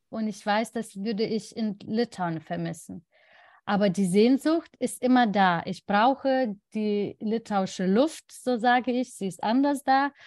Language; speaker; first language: German; non-native, fluent; Lithuanian